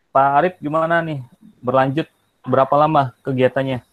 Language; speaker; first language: Indonesian; native; Indonesian